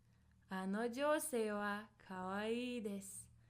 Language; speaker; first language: Japanese; non-native, fluent; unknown